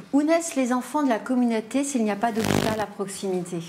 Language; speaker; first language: French; native; French